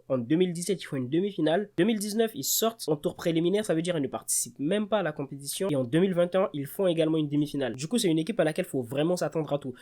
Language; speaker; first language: French; early bilingual, other home language; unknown